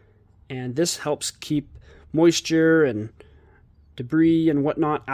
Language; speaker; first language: English; native; English